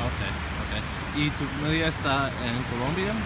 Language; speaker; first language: Spanish; non-native, fluent; English